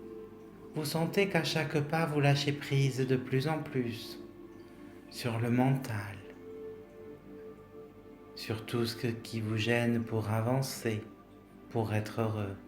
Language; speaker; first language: French; native; French